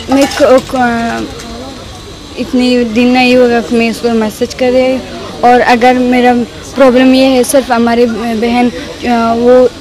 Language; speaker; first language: Hindi; non-native, learner; Persian